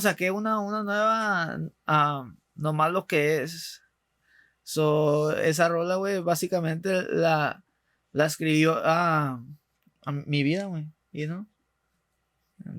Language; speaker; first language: Spanish; early bilingual, heritage; Spanish